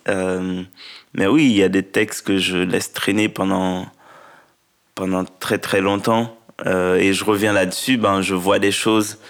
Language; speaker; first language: French; non-native, local second language; Haitian Creole